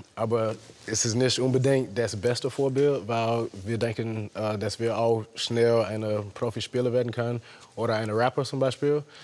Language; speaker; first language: German; non-native, fluent; English